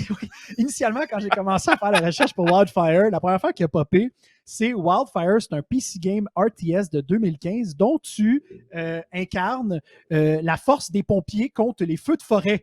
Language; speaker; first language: French; native; French